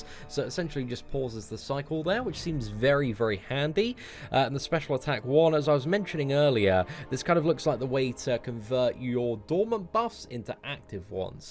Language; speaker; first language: English; native; English